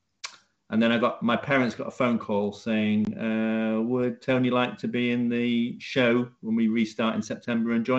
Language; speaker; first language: English; native; English